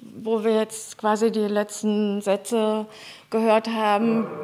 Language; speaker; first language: German; native; German